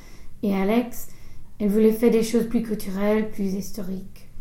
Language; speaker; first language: French; non-native, learner; English